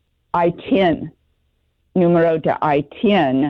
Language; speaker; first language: Spanish; non-native, learner; English